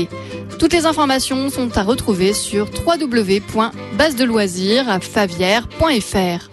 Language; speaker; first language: French; native; French